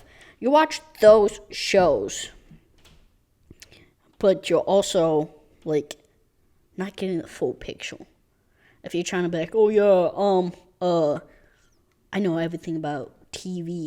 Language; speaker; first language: English; native; English